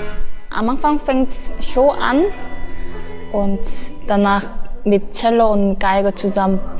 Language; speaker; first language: German; non-native, learner; Korean